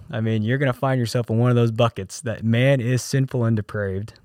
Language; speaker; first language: English; early bilingual, other home language; Korean